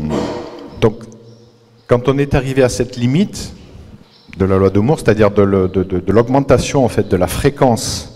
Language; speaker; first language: French; native; French